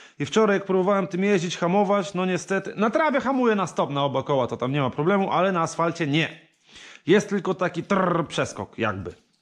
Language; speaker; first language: Polish; native; Polish